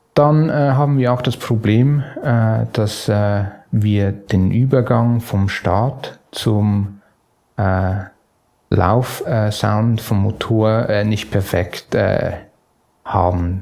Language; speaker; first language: German; native; German